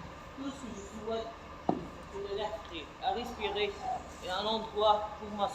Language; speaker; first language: French; non-native, learner; Arabic